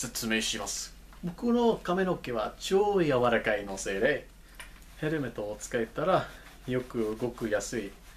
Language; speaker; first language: Japanese; non-native, learner; English